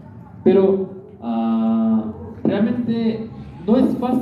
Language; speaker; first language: Spanish; non-native, learner; Korean